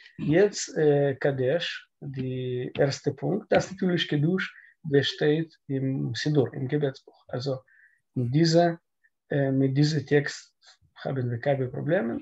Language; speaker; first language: German; non-native, learner; Russian